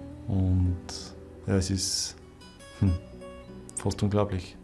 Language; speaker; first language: German; native; German